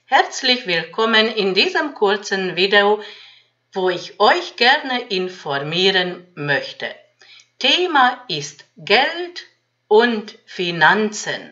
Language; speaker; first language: German; non-native, fluent; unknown